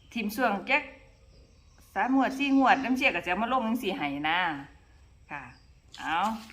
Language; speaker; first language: Thai; native; Thai